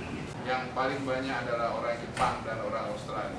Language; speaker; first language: Indonesian; non-native, local second language; Balinese